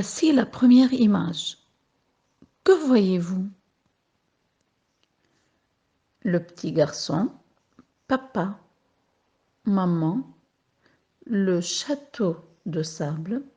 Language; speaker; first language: French; non-native, local second language; Arabic